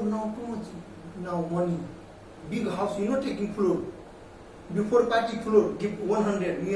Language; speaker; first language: English; non-native, learner; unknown